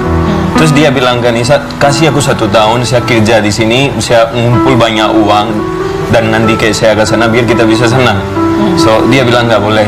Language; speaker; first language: Indonesian; non-native, fluent; Hindi